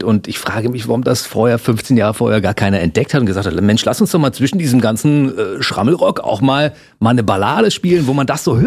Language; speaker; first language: German; native; German